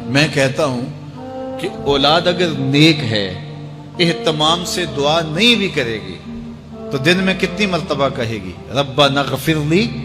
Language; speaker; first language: Urdu; native; Urdu